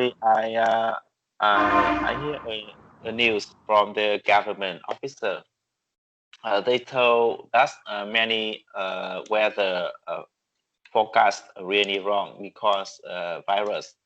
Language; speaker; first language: English; non-native, learner; Vietnamese